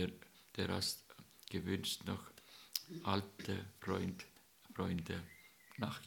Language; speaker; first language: German; non-native, learner; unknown